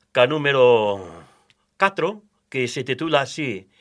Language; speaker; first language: Spanish; non-native, local second language; Galician